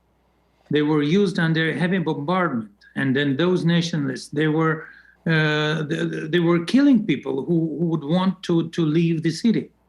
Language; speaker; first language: English; non-native, fluent; Russian